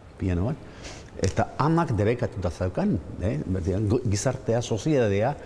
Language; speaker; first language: Basque; native; Basque